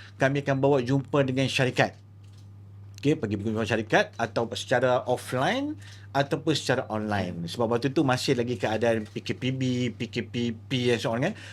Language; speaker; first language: Malay; native; Malay